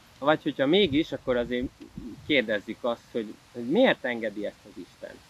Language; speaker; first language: Hungarian; native; Hungarian